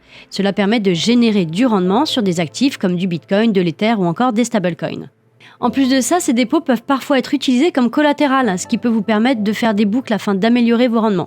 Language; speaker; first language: French; native; French